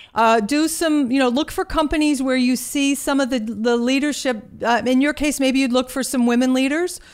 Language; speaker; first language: English; native; English